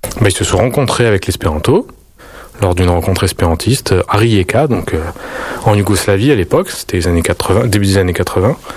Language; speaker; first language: French; native; French